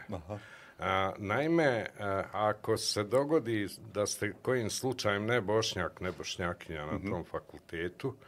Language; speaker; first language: Bosnian; native; Bosnian